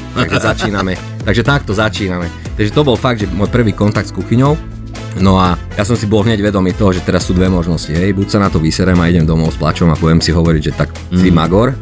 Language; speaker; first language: Slovak; non-native, local second language; Hungarian